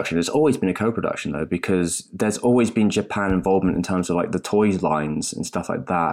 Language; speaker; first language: English; native; English